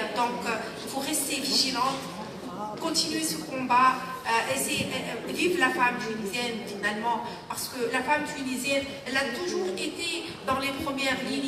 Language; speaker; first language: French; non-native, local second language; Arabic